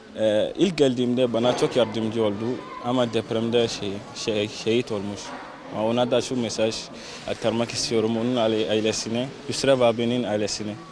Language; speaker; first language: Turkish; non-native, fluent; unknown